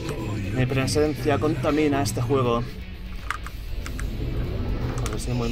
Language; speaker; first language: Spanish; native; Spanish